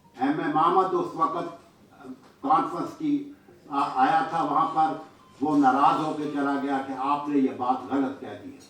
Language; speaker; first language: Urdu; non-native, local second language; Punjabi